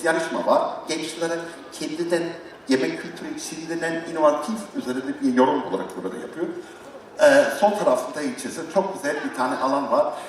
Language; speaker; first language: Turkish; non-native, learner; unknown